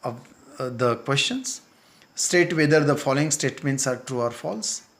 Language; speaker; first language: English; non-native, local second language; Marathi